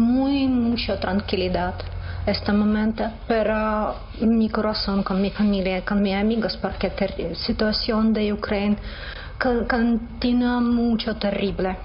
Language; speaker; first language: Spanish; non-native, learner; Ukrainian